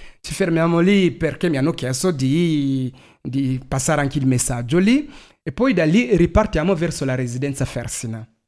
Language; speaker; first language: Italian; non-native, fluent; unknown